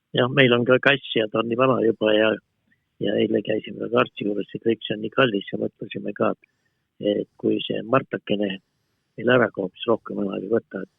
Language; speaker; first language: Estonian; native; Estonian